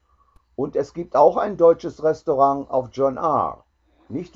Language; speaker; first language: German; non-native, learner; English